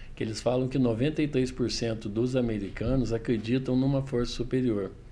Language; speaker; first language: Portuguese; native; Portuguese